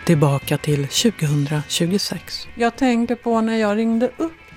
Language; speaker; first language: Swedish; native; Swedish